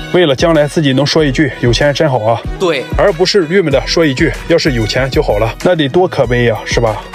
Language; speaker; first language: Chinese; native; Chinese